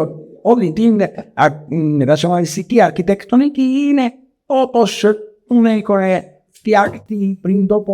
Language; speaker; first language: Greek; non-native, learner; Italian